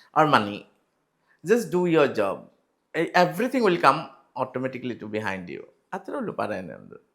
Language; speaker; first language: Malayalam; non-native, learner; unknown